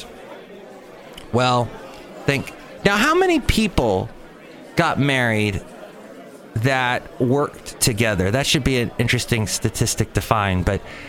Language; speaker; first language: English; native; English